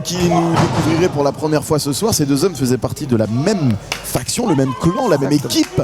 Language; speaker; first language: French; native; French